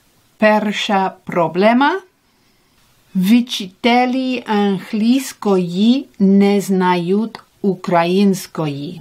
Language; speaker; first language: Ukrainian; non-native, learner; English